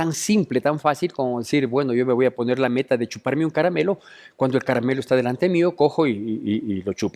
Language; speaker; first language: Spanish; native; Spanish